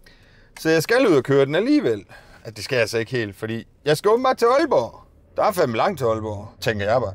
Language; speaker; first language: Danish; native; Danish